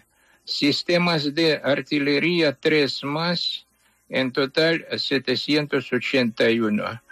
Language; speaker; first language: Spanish; non-native, fluent; Ukrainian